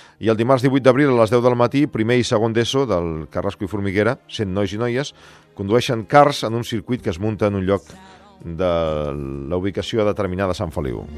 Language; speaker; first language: Catalan; native; Catalan